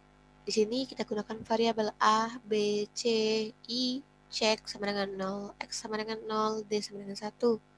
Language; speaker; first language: Indonesian; native; Indonesian